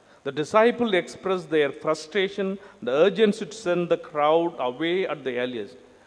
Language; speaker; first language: English; non-native, local second language; Tamil